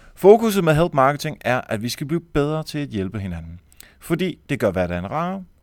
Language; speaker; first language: Danish; native; Danish